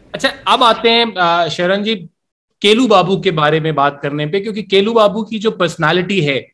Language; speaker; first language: Hindi; native; Hindi